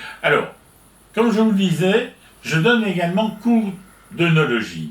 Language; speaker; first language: French; native; French